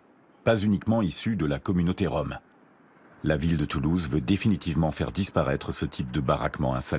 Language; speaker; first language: French; native; French